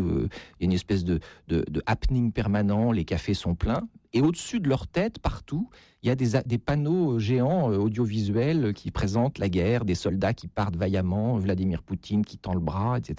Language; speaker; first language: French; native; French